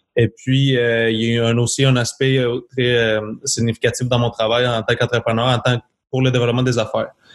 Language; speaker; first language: French; non-native, fluent; Spanish